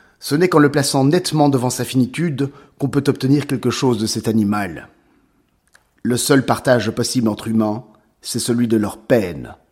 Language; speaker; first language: French; native; French